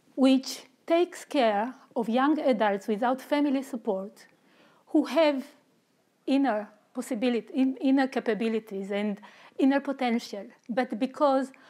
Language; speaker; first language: English; non-native, fluent; Romanian